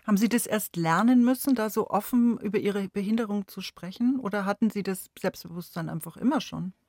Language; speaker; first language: German; native; German